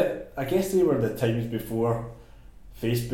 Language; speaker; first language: English; native; English